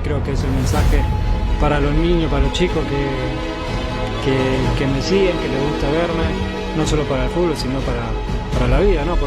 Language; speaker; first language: Spanish; native; Spanish